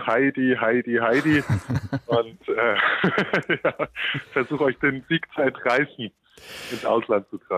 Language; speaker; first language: German; native; German